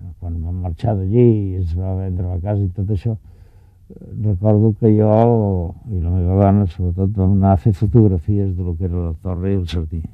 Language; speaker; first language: Catalan; non-native, local second language; Spanish